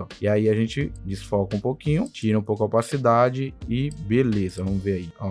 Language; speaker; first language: Portuguese; native; Portuguese